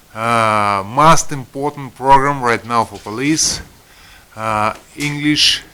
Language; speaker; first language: English; non-native, learner; Ukrainian